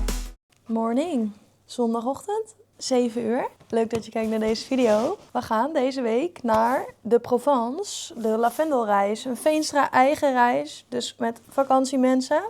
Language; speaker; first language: Dutch; native; Dutch